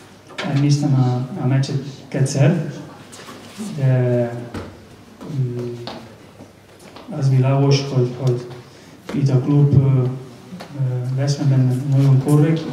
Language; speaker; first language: Hungarian; non-native, learner; Spanish